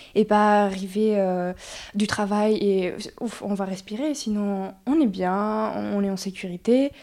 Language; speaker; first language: French; early bilingual, other home language; Spanish